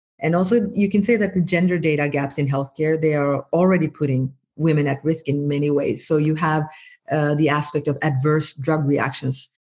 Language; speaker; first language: English; non-native, fluent; Norwegian